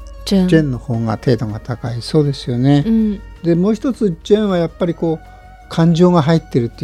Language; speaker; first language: Japanese; native; Japanese